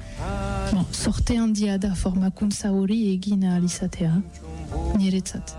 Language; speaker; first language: Basque; non-native, learner; French